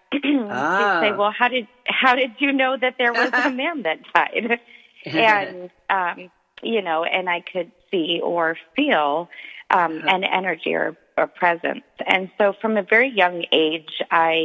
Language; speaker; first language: English; native; English